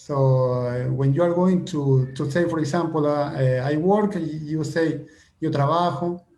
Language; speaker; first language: English; non-native, fluent; Spanish